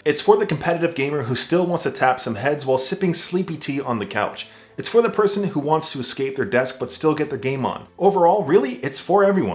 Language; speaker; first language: English; native; English